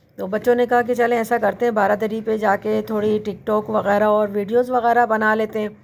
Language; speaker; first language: Urdu; native; Urdu